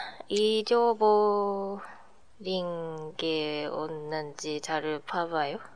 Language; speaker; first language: Korean; non-native, learner; Japanese